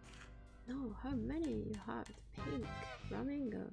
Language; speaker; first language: English; non-native, learner; Japanese